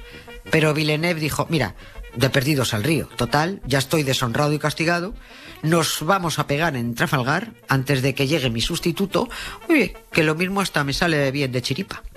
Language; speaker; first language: Spanish; native; Spanish